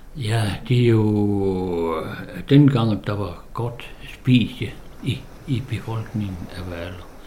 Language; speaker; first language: Danish; non-native, local second language; Kalaallisut